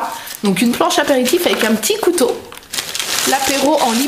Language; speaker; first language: French; native; French